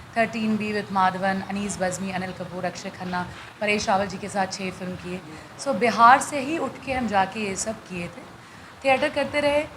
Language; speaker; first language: Hindi; non-native, local second language; Bhojpuri